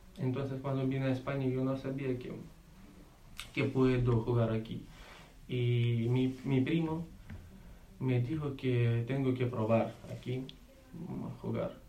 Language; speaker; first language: Spanish; non-native, learner; Ukrainian